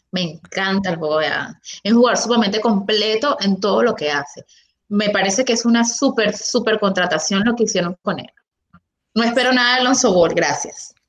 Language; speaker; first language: Spanish; native; Spanish